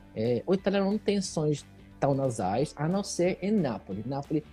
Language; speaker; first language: Portuguese; non-native, fluent; Italian